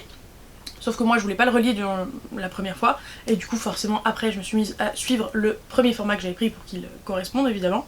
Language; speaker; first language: French; native; French